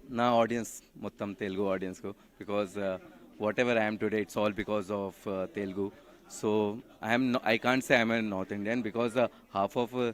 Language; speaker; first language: Telugu; non-native, learner; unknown